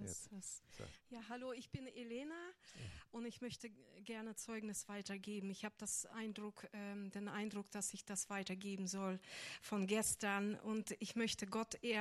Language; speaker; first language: German; non-native, fluent; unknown